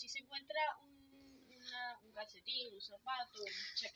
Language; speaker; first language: Spanish; early bilingual, heritage; Spanish